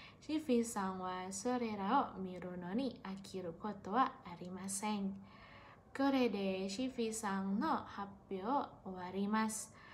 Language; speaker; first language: Japanese; non-native, learner; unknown